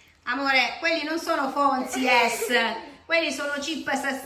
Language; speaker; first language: Italian; native; Italian